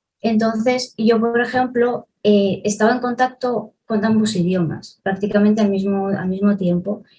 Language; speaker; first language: Spanish; early bilingual, other home language; Russian